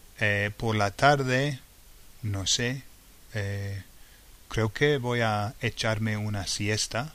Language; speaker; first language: Spanish; non-native, fluent; English